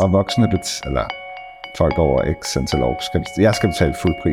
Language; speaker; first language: Danish; native; Danish